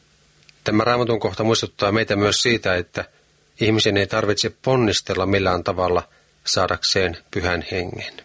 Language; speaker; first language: Finnish; native; Finnish